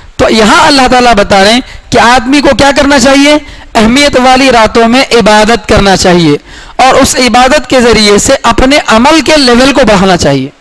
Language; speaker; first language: Urdu; native; Urdu